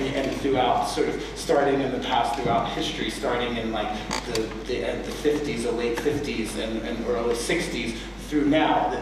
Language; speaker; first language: English; native; English